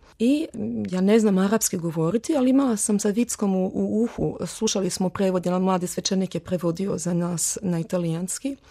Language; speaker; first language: Croatian; early bilingual, heritage; Croatian